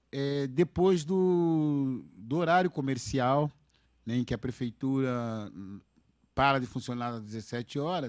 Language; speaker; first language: Portuguese; native; Portuguese